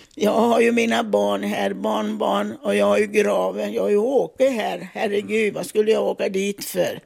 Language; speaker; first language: Swedish; non-native, fluent; Italian